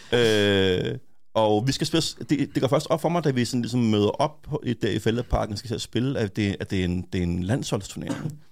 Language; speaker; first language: Danish; native; Danish